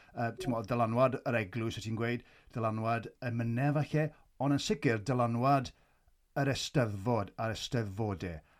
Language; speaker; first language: Welsh; native; Welsh